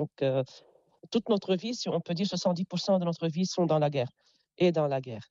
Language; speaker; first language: French; non-native, local second language; Arabic